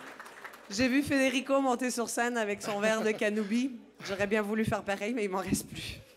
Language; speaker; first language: French; native; French